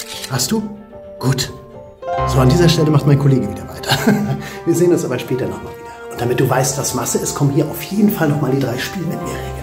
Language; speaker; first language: German; native; German